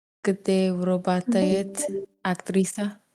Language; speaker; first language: Russian; non-native, learner; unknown